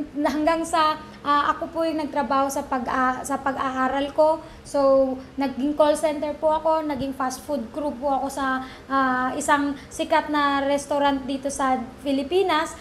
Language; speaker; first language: Filipino; non-native, local second language; Cebuano